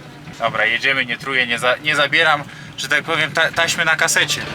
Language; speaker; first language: Polish; native; Polish